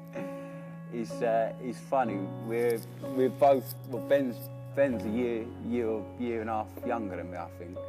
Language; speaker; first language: English; native; English